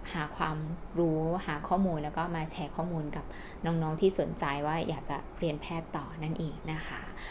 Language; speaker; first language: Thai; native; Thai